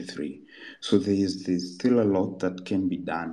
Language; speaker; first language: English; non-native, local second language; Swahili